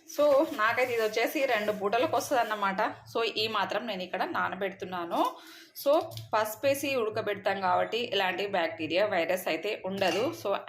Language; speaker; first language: Telugu; non-native, local second language; Lambadi